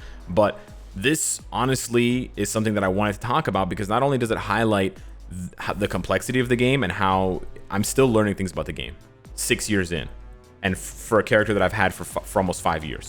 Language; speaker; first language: English; native; English